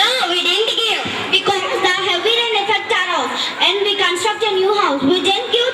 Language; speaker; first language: English; non-native, learner; Telugu